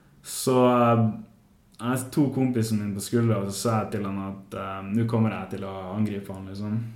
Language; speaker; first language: Norwegian; native; Norwegian